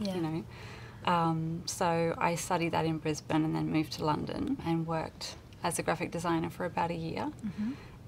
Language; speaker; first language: English; native; English